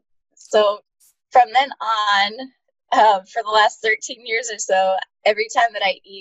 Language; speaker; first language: English; native; English